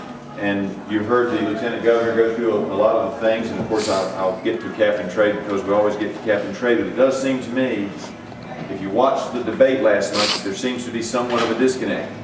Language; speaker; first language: English; native; English